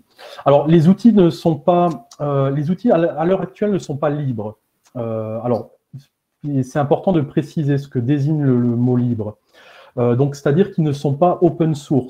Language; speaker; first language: French; native; French